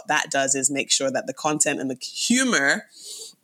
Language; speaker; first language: English; native; English